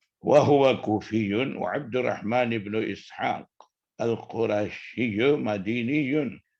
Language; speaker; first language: Arabic; non-native, fluent; Malay